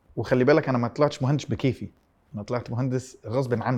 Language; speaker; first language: Arabic; early bilingual, heritage; Arabic